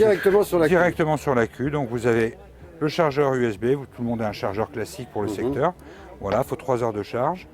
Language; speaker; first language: French; native; French